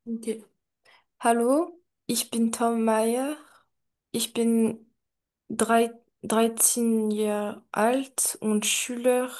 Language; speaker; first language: German; non-native, learner; French